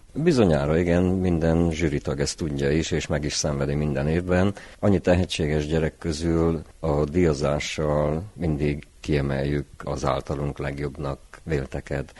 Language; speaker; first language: Hungarian; native; Hungarian